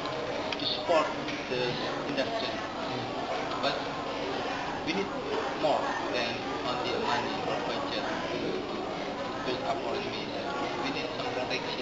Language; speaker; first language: English; non-native, learner; Indonesian